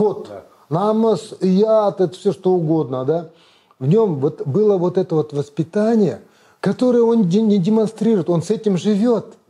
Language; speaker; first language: Russian; non-native, local second language; Kazakh